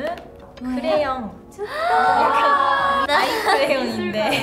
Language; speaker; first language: Korean; non-native, learner; Japanese